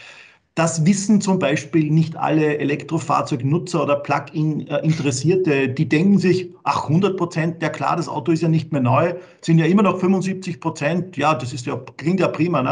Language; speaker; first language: German; native; German